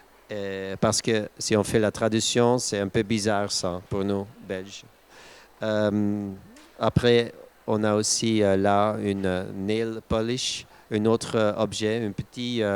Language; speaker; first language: French; non-native, local second language; Dutch